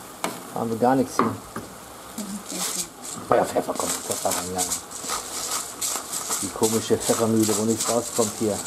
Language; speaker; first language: German; native; German